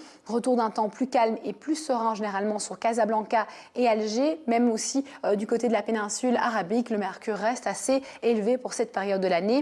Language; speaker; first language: French; native; French